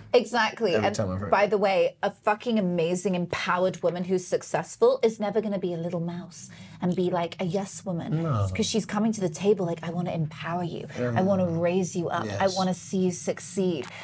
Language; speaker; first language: English; native; English